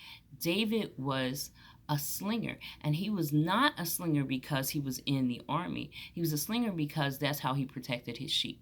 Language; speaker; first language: English; native; English